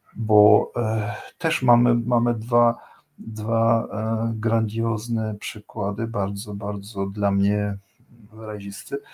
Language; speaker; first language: Polish; non-native, fluent; Ukrainian